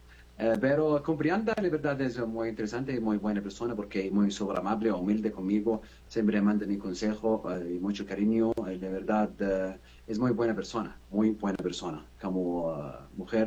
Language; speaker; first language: Spanish; non-native, learner; Arabic